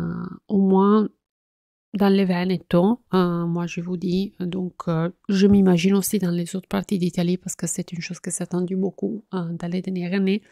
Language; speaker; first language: French; non-native, fluent; Italian